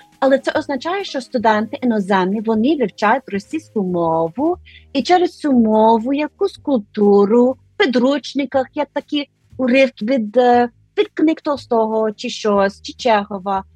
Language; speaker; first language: Ukrainian; non-native, fluent; English